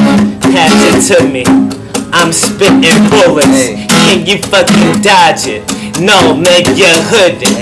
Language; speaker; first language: English; native; English